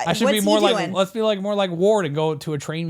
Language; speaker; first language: English; native; English